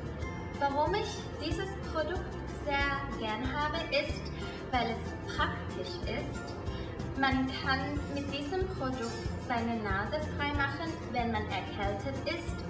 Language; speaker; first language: German; non-native, fluent; Thai